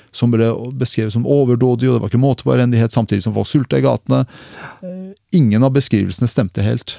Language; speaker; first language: Norwegian; early bilingual, other home language; Persian